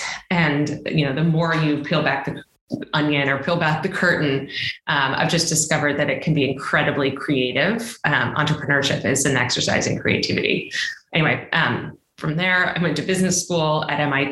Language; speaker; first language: English; native; English